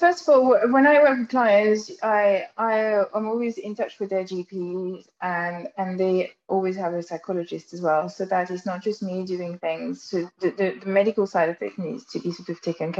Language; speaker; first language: English; non-native, fluent; French